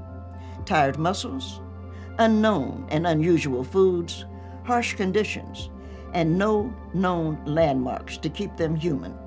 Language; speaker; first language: English; native; English